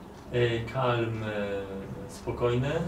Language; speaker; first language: French; non-native, learner; Polish